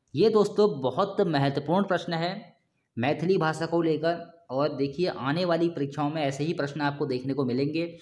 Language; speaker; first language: Hindi; native; Hindi